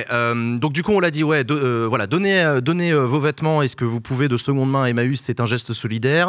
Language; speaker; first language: French; native; French